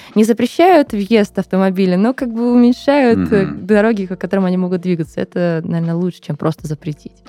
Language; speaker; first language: Russian; native; Russian